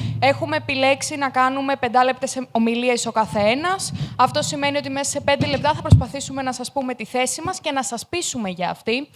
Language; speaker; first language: Greek; native; Greek